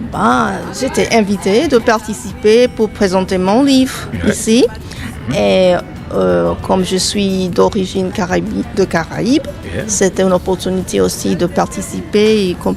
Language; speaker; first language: French; non-native, fluent; English